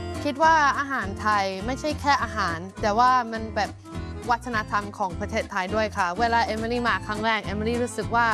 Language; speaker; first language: Thai; non-native, fluent; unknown